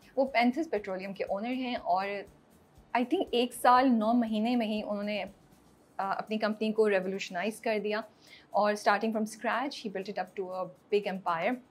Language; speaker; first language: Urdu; native; Urdu